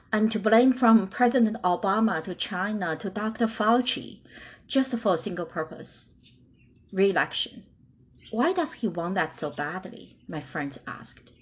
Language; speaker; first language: English; non-native, fluent; Chinese